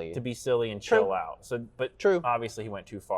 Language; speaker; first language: English; native; English